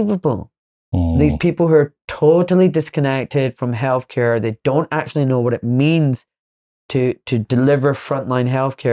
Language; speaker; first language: English; native; English